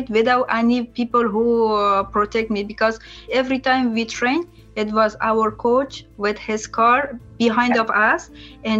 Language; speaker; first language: English; non-native, learner; Persian